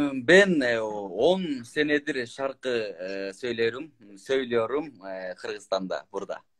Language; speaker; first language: Turkish; non-native, learner; Kyrgyz